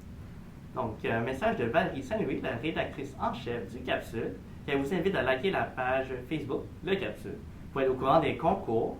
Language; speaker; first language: French; native; French